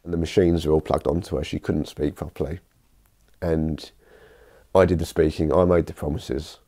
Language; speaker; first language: English; native; English